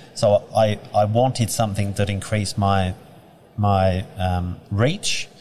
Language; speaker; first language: English; native; English